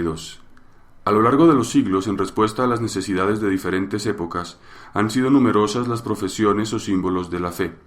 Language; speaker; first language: Spanish; native; Spanish